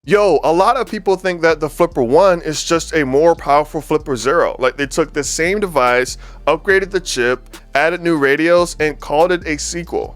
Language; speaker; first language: English; native; English